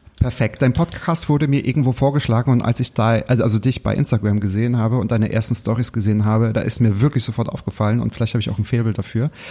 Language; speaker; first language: German; native; German